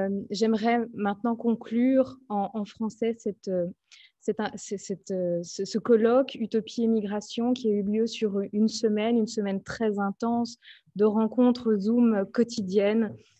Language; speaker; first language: French; native; French